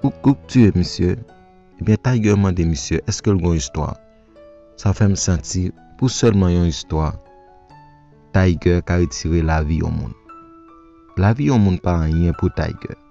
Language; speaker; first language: French; non-native, local second language; Haitian Creole